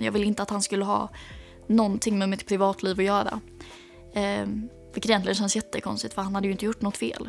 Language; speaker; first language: Swedish; native; Swedish